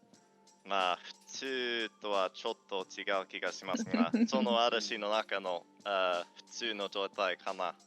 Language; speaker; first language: Japanese; non-native, fluent; English